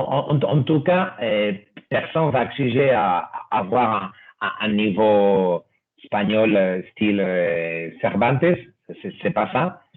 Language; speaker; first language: French; non-native, fluent; Spanish